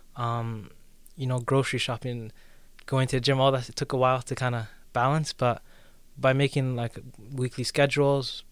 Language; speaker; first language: English; native; English